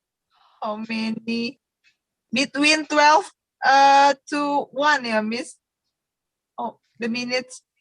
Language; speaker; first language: English; non-native, learner; Indonesian